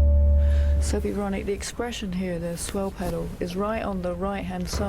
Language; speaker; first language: English; native; English